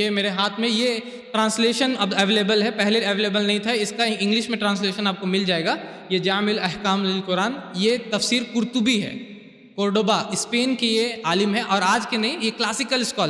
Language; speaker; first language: Urdu; native; Urdu